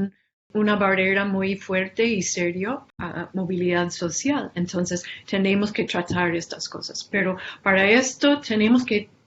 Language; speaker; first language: Spanish; non-native, fluent; English